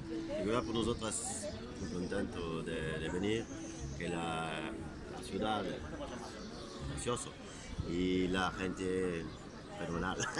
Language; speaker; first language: Spanish; non-native, learner; French